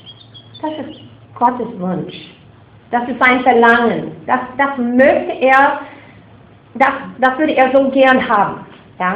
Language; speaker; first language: German; non-native, fluent; English